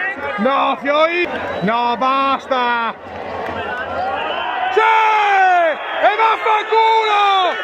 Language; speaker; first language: Italian; native; Italian